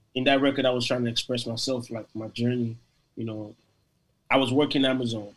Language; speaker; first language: English; non-native, local second language; Igbo